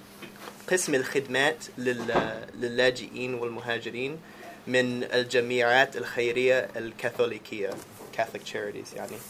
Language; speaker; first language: Arabic; non-native, fluent; English